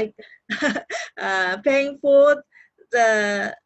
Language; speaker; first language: English; non-native, learner; Japanese